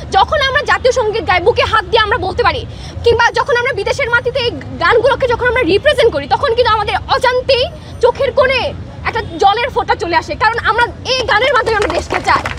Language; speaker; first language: Bangla; non-native, local second language; Chakma